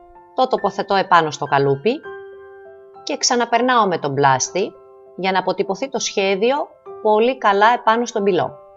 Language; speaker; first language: Greek; native; Greek